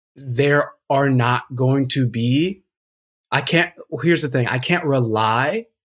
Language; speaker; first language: English; native; English